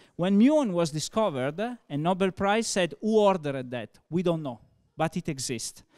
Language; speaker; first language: English; non-native, fluent; Italian